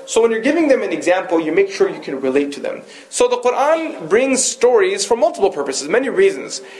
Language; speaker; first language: English; native; English